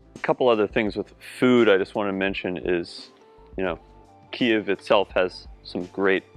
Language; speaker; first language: English; native; English